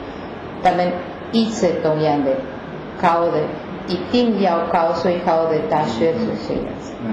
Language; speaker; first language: Chinese; non-native, learner; Spanish